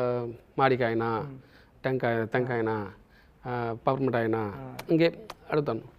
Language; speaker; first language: Telugu; non-native, learner; Tamil